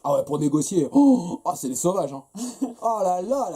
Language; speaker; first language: French; native; French